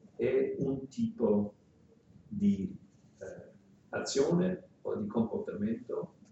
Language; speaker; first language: Italian; non-native, fluent; German